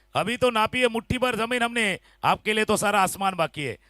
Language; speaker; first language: Hindi; non-native, local second language; Marathi